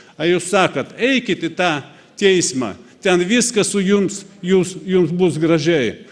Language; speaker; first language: Lithuanian; non-native, fluent; Russian